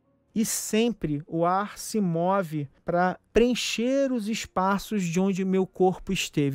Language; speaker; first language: Portuguese; native; Portuguese